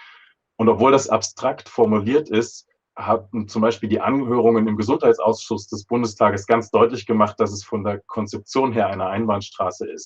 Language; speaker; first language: German; native; German